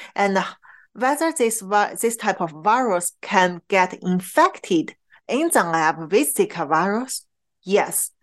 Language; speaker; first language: English; non-native, fluent; Chinese